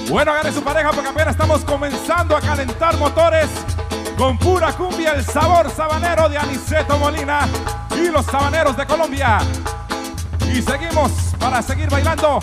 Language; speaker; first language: Spanish; native; Spanish